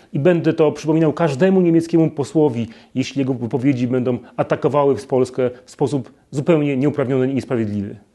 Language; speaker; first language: Polish; native; Polish